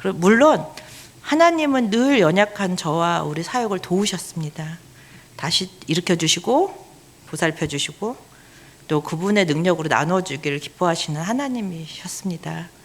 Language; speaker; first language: Korean; native; Korean